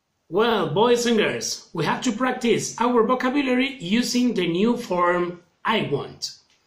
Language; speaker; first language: English; non-native, fluent; Spanish